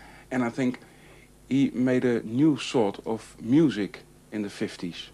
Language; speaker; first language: English; non-native, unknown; Dutch